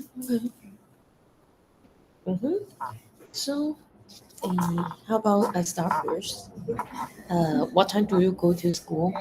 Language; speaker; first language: English; non-native, learner; Chinese